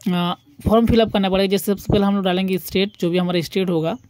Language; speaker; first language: Hindi; non-native, local second language; Bangla